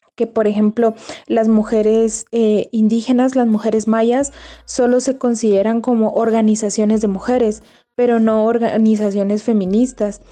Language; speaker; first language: Spanish; native; Spanish